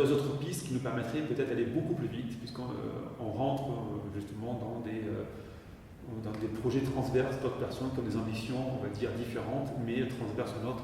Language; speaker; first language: French; native; French